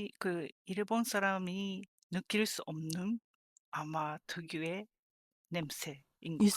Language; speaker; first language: Korean; non-native, fluent; Japanese